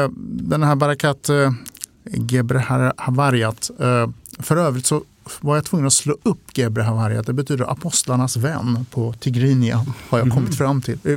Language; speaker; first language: Swedish; early bilingual, other home language; Turkish